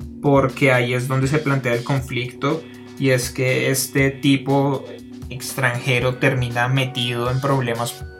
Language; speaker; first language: Spanish; native; Spanish